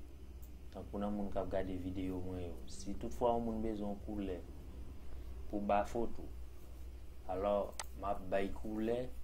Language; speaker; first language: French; non-native, learner; Haitian Creole